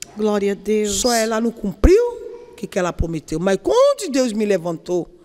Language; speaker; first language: Portuguese; non-native, fluent; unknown